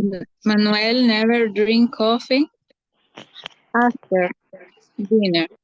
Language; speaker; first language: English; non-native, learner; Spanish